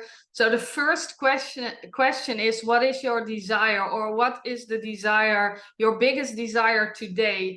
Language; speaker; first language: English; non-native, fluent; Dutch